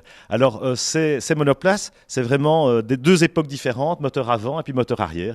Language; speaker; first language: French; native; French